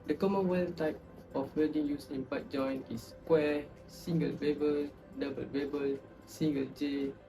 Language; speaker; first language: English; non-native, local second language; Malay